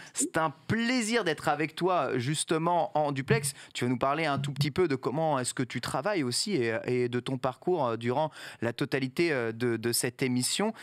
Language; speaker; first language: French; native; French